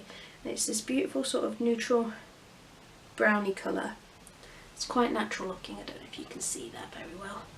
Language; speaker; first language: English; native; English